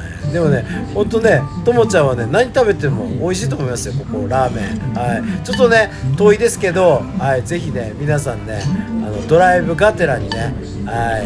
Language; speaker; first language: Japanese; native; Japanese